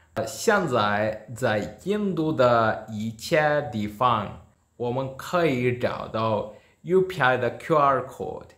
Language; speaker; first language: Chinese; non-native, learner; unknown